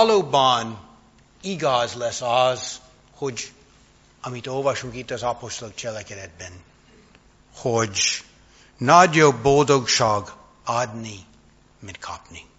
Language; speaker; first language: Hungarian; non-native, fluent; English